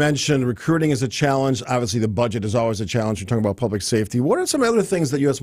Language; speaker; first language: English; native; English